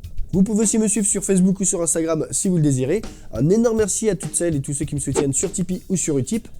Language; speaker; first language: French; native; French